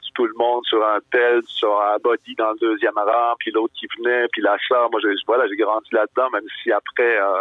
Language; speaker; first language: French; native; French